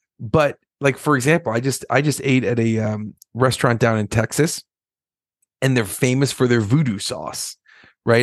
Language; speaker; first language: English; native; English